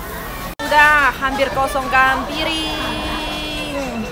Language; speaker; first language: Indonesian; non-native, fluent; Chinese